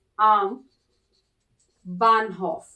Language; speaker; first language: German; non-native, learner; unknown